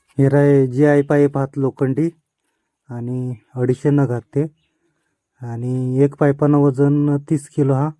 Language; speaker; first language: Marathi; non-native, local second language; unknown